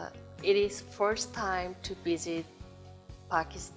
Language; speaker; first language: English; non-native, learner; Korean